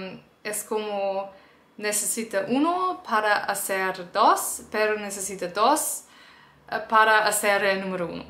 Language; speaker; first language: Spanish; non-native, learner; German